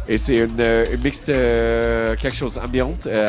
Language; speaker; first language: French; non-native, learner; English